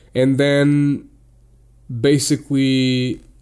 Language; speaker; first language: English; non-native, fluent; Portuguese